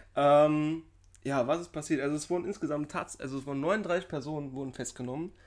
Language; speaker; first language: German; early bilingual, other home language; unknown